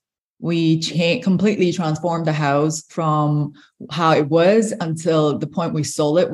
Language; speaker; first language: English; non-native, local second language; Cantonese